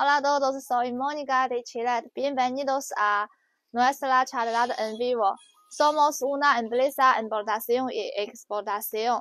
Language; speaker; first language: Spanish; non-native, learner; Chinese